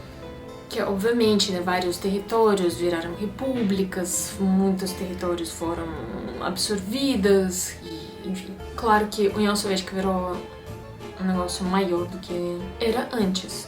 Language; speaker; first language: Portuguese; non-native, fluent; Russian